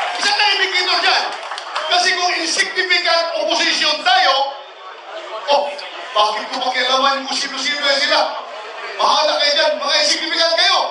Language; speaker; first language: Filipino; non-native, local second language; Cebuano